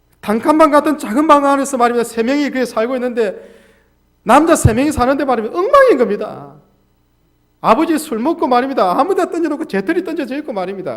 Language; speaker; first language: Korean; native; Korean